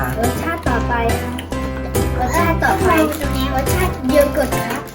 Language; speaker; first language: Thai; native; Thai